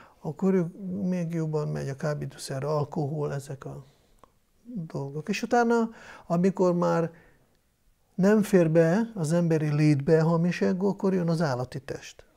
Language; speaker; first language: Hungarian; non-native, fluent; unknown